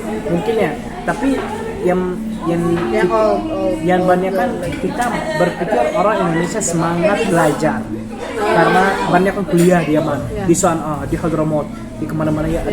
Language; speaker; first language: Indonesian; non-native, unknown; Arabic